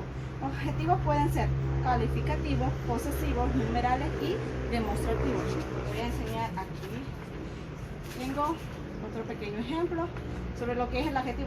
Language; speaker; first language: Spanish; native; Spanish